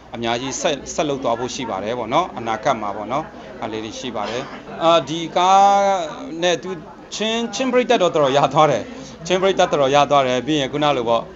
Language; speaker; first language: Burmese; non-native, local second language; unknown